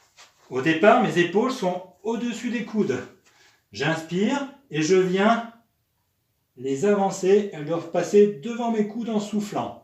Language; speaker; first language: French; native; French